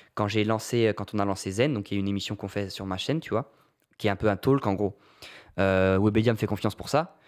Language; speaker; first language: French; native; French